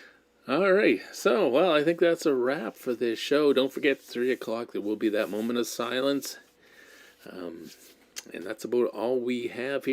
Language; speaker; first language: English; native; English